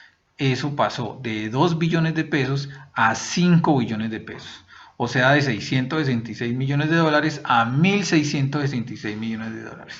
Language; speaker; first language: Spanish; native; Spanish